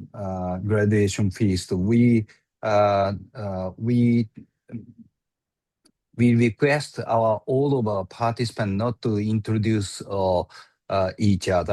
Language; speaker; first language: English; non-native, learner; Japanese